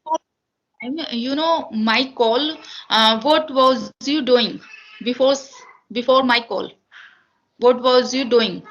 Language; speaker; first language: English; non-native, learner; Hindi